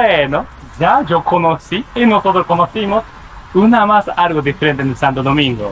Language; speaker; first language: Spanish; non-native, learner; Japanese